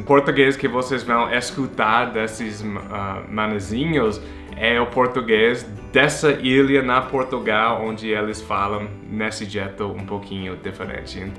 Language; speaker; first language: Portuguese; non-native, fluent; English